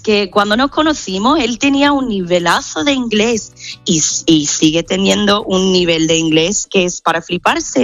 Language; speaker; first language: Spanish; non-native, fluent; English